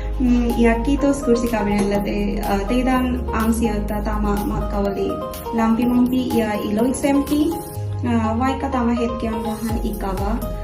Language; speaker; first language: Finnish; non-native, learner; Bangla